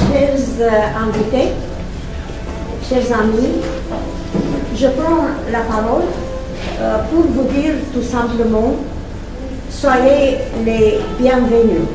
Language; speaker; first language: French; non-native, fluent; Romanian